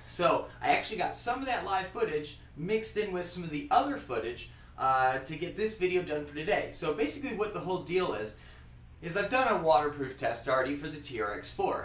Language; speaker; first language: English; native; English